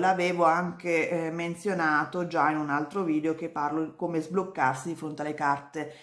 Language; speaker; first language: Italian; native; Italian